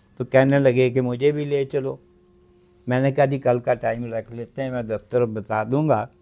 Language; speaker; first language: Urdu; non-native, local second language; Punjabi